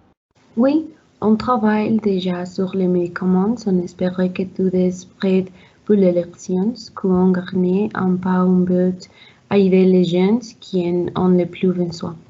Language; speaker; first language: French; non-native, learner; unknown